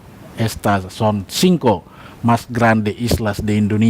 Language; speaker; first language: Spanish; non-native, learner; Indonesian